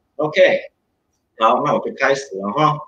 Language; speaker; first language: Chinese; native; Chinese